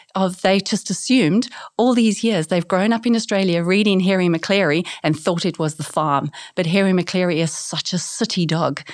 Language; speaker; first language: English; native; English